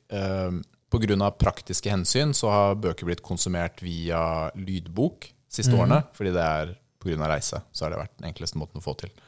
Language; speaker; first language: Norwegian; native; Norwegian